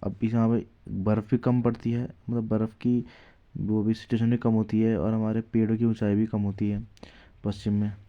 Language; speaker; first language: Hindi; native; Hindi